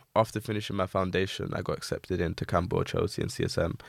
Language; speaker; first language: English; native; English